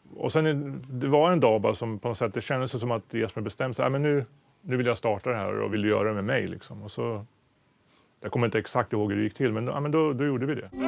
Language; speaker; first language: Swedish; native; Swedish